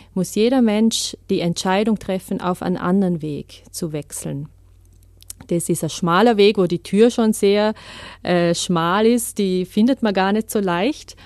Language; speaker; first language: German; native; German